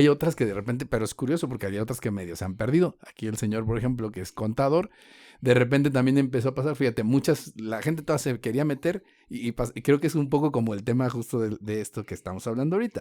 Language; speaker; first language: Spanish; native; Spanish